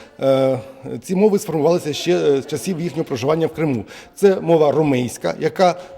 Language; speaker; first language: Ukrainian; native; Ukrainian